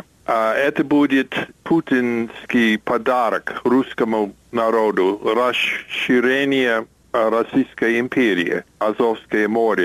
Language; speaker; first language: Russian; non-native, fluent; English